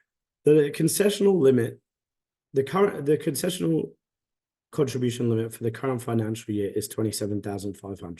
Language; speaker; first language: English; native; English